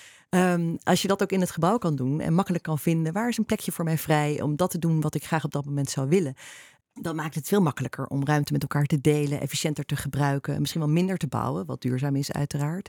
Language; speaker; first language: Dutch; native; Dutch